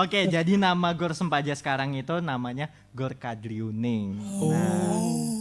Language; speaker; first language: Indonesian; native; Indonesian